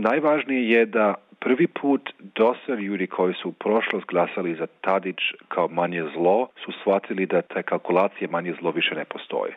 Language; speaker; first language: Serbian; non-native, fluent; German